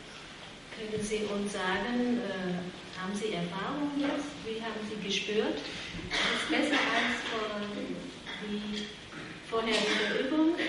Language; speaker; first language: German; non-native, fluent; Vietnamese